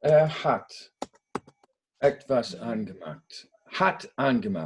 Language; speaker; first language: German; non-native, fluent; English